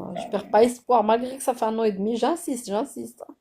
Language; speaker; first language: French; native; French